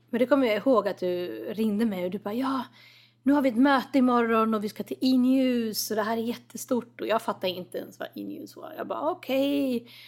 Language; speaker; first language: Swedish; native; Swedish